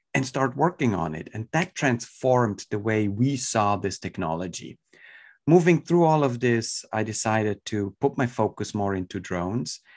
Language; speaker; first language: English; non-native, fluent; Swiss German